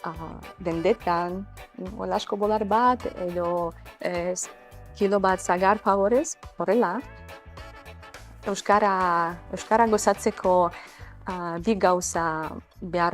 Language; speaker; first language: Basque; non-native, learner; Spanish